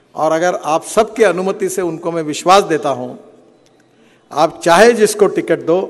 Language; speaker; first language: Hindi; non-native, local second language; Marathi